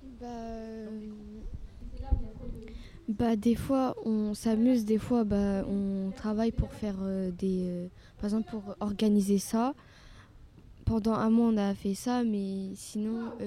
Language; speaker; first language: French; early bilingual, other home language; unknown